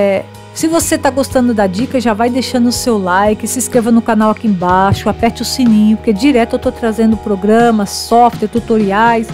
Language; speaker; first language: Portuguese; native; Portuguese